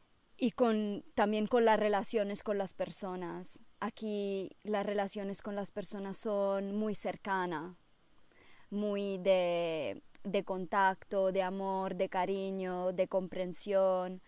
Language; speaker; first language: Spanish; non-native, fluent; Italian